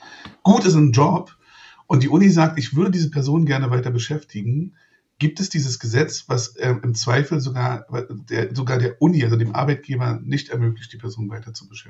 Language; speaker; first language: German; native; German